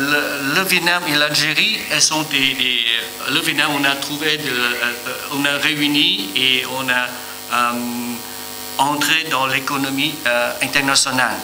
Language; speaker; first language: French; non-native, learner; Vietnamese